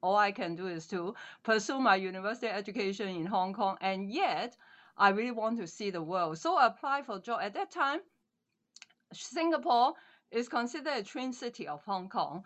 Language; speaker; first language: English; non-native, local second language; Cantonese